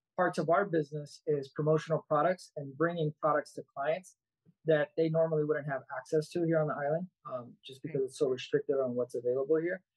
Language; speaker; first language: English; native; English